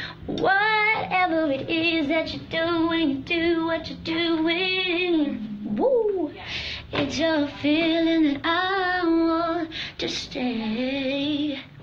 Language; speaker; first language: English; early bilingual, other home language; Spanish